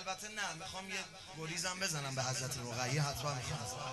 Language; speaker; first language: Persian; native; Persian